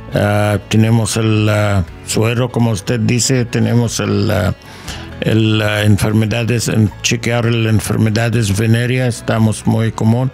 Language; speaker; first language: Spanish; non-native, learner; English